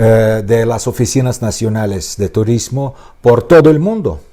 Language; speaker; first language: Spanish; non-native, fluent; Russian